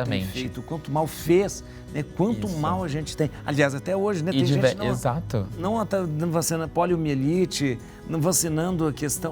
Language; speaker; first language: Portuguese; native; Portuguese